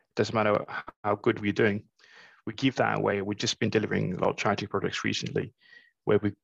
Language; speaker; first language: English; non-native, fluent; Morisyen